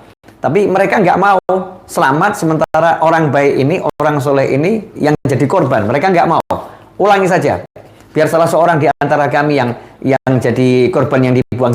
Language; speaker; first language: Indonesian; native; Indonesian